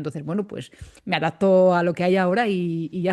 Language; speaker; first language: Spanish; native; Spanish